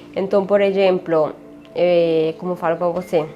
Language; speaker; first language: Portuguese; non-native, learner; Spanish